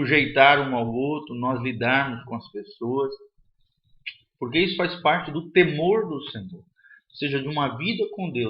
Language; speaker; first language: Portuguese; native; Portuguese